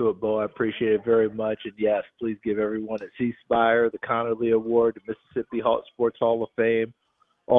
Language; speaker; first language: English; native; English